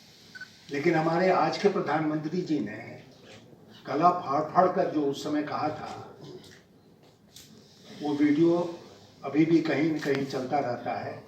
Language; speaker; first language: Hindi; native; Hindi